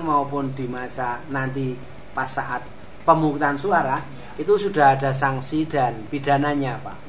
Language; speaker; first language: Indonesian; native; Indonesian